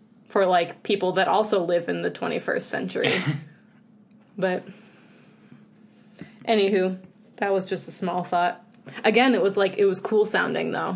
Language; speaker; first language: English; native; English